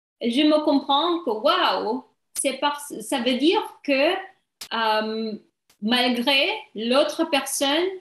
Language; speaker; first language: French; non-native, learner; English